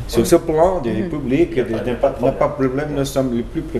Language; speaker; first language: French; non-native, learner; Portuguese